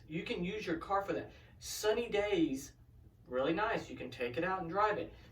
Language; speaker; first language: English; native; English